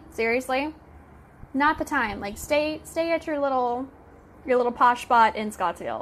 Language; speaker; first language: English; native; English